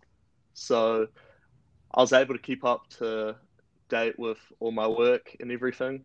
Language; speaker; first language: English; native; English